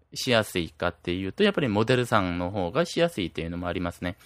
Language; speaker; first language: Japanese; non-native, fluent; Korean